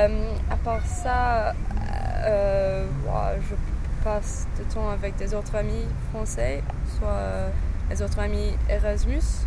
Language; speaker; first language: French; non-native, learner; English